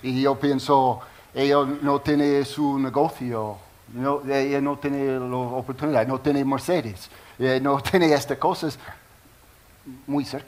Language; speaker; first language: Spanish; non-native, learner; English